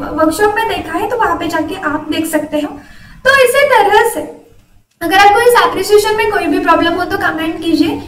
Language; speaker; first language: Hindi; non-native, local second language; Marathi